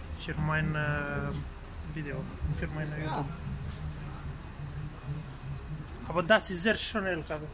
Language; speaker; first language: German; non-native, fluent; Romanian